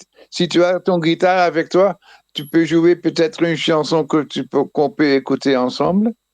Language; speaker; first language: French; non-native, fluent; Dutch